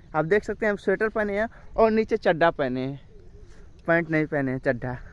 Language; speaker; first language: Hindi; non-native, local second language; Bhojpuri